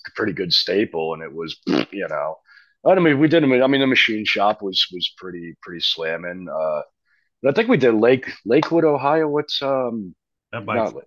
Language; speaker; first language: English; native; English